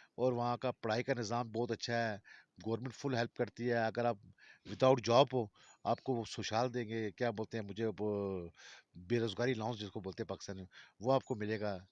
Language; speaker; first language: Urdu; non-native, local second language; Balti